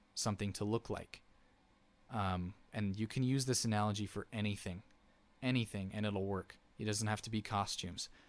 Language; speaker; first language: English; native; English